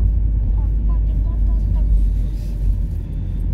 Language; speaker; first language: Romanian; early bilingual, heritage; Romanian